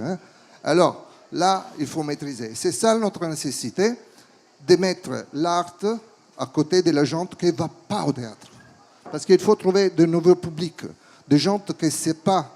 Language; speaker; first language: French; non-native, fluent; Italian